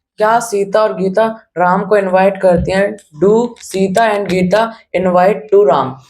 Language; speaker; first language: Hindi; native; Hindi